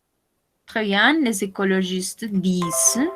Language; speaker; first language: French; non-native, fluent; Spanish